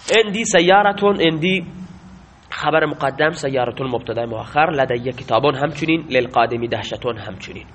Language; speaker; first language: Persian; non-native, local second language; Baluchi